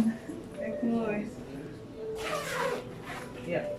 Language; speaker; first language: Dutch; non-native, learner; French